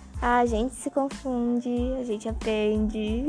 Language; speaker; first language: Portuguese; early bilingual, heritage; Portuguese